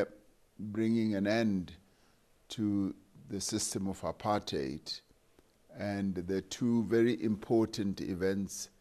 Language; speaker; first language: English; non-native, local second language; Venda